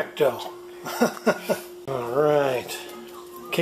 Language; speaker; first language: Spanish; non-native, learner; English